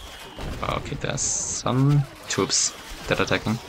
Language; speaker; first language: English; non-native, fluent; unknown